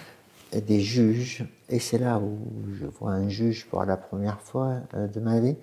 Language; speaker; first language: French; non-native, fluent; Arabic